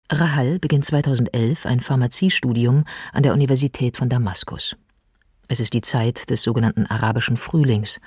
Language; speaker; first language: German; native; German